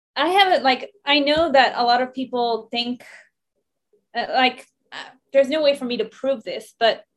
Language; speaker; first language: English; non-native, fluent; Persian